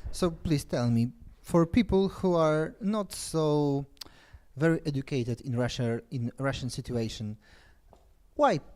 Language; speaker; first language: English; non-native, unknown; Polish